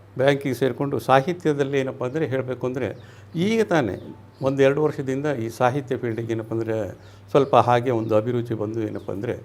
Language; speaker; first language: Kannada; non-native, local second language; Tamil